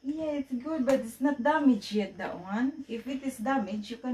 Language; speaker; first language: English; non-native, learner; Filipino